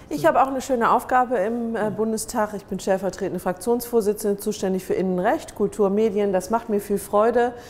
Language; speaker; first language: German; native; German